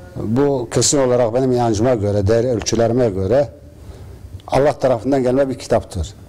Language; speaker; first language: Turkish; non-native, local second language; Arabic